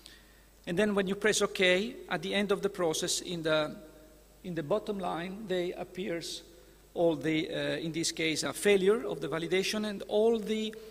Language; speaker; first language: English; non-native, fluent; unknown